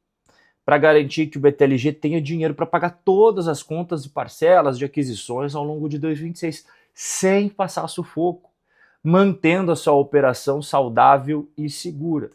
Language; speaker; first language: Portuguese; native; Portuguese